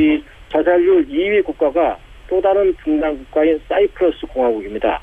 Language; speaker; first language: Korean; native; Korean